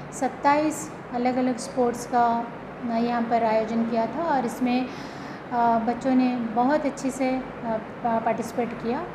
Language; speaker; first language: Hindi; non-native, local second language; Gujarati